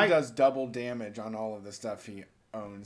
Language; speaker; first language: English; native; English